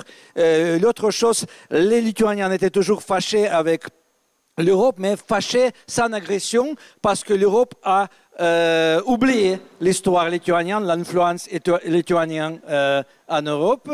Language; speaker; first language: French; non-native, fluent; Russian